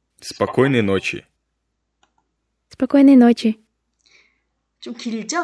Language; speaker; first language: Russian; non-native, fluent; Korean